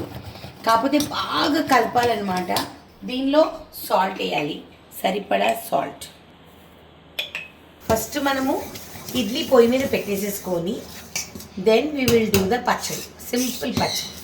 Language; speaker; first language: Telugu; native; Telugu